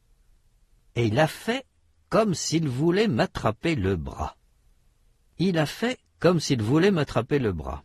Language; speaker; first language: French; native; French